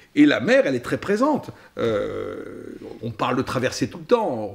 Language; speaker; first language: French; native; French